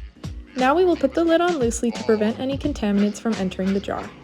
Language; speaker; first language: English; native; English